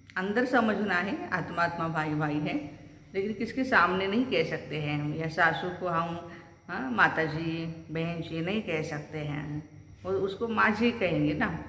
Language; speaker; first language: Hindi; non-native, local second language; Marathi